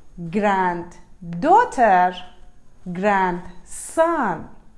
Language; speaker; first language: English; non-native, fluent; Persian